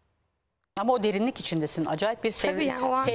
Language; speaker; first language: Turkish; native; Turkish